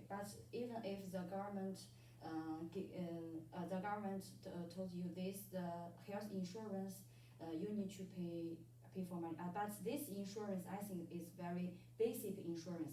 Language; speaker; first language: English; non-native, learner; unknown